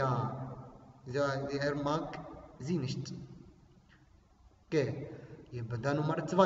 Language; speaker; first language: German; non-native, fluent; Arabic